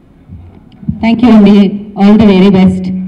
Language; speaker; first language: Telugu; native; Telugu